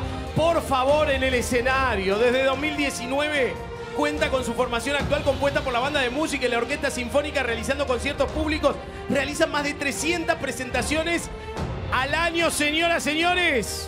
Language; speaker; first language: Spanish; native; Spanish